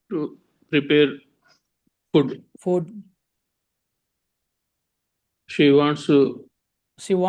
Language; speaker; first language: English; non-native, learner; Telugu